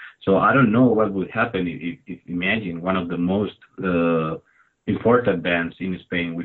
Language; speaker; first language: English; non-native, fluent; Spanish